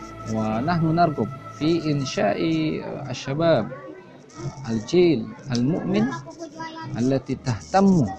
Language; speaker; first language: Arabic; non-native, fluent; Indonesian